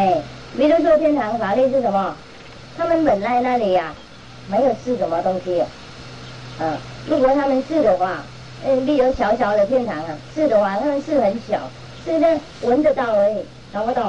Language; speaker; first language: Chinese; non-native, fluent; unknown